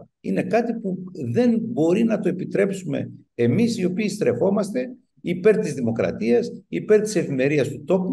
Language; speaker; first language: Greek; native; Greek